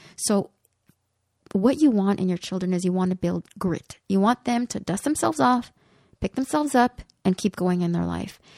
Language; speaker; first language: English; early bilingual, other home language; Spanish